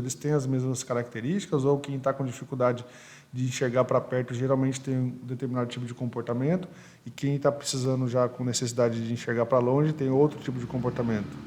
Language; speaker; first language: Portuguese; native; Portuguese